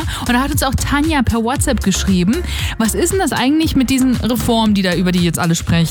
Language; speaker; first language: German; native; German